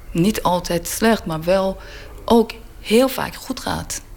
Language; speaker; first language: Dutch; non-native, learner; Persian